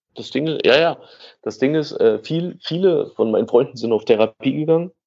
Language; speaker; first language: German; native; German